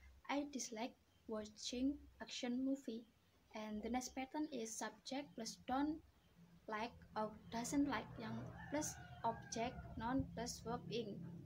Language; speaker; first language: English; non-native, learner; Indonesian